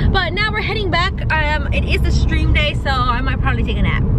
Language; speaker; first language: English; native; English